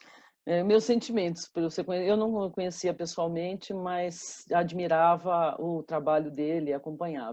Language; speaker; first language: Portuguese; native; Portuguese